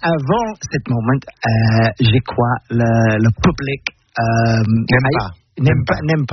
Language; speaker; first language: French; non-native, learner; English